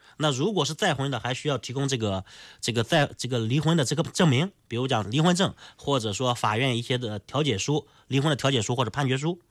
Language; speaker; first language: Chinese; native; Chinese